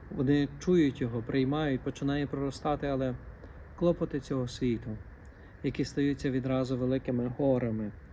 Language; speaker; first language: Ukrainian; native; Ukrainian